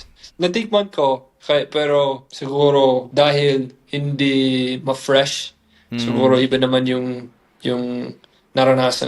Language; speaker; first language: Filipino; non-native, fluent; English